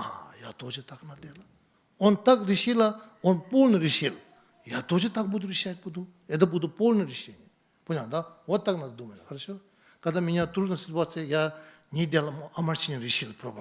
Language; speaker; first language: Russian; non-native, learner; Tibetan